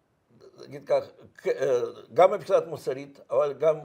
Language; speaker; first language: Hebrew; non-native, fluent; Russian